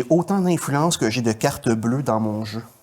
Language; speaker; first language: French; native; French